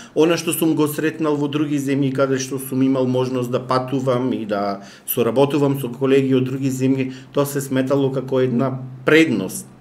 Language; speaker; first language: Macedonian; native; Macedonian